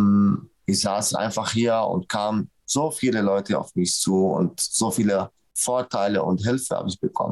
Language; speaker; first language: German; non-native, fluent; Arabic